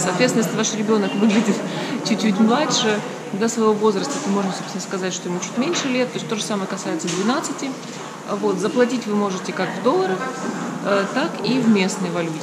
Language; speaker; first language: Russian; native; Russian